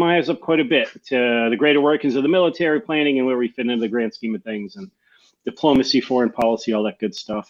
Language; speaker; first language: English; native; English